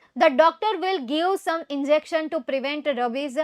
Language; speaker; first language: English; non-native, local second language; Gujarati